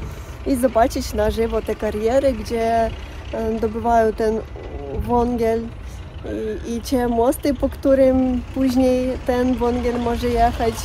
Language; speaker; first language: Polish; non-native, learner; Russian